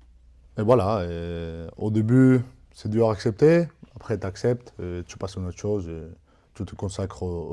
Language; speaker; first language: French; non-native, fluent; Spanish